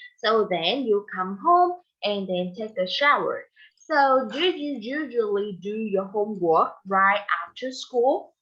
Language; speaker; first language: English; non-native, fluent; Vietnamese